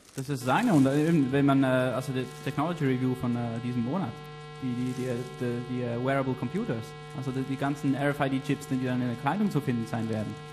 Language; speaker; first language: German; native; German